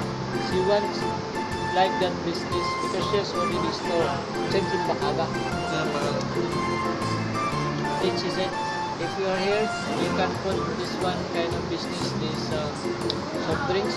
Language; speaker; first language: English; non-native, local second language; Filipino